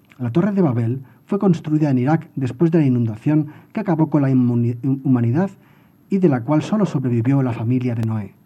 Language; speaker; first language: Spanish; native; Spanish